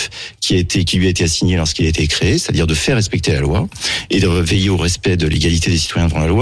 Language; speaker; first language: French; native; French